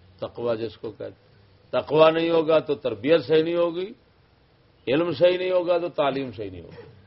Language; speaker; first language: Urdu; non-native, local second language; Punjabi